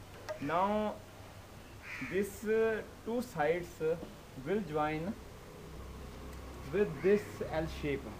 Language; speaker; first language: English; non-native, local second language; Hindi